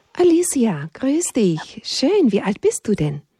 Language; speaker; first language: German; native; German